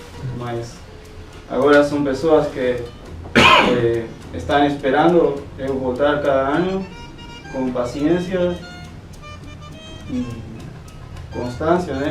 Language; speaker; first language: Portuguese; non-native, fluent; Spanish